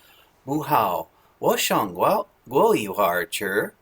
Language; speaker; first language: Chinese; non-native, learner; English